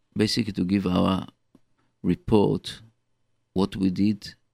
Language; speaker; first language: English; non-native, fluent; Hebrew